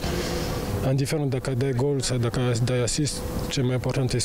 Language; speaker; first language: Romanian; non-native, learner; French